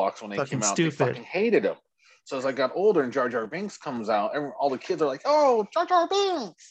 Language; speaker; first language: English; native; English